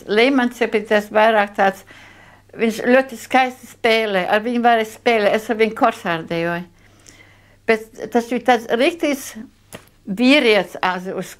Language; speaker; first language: Latvian; non-native, local second language; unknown